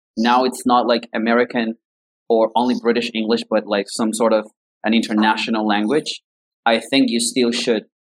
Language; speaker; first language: English; non-native, fluent; Spanish